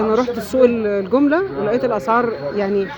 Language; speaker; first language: Arabic; native; Arabic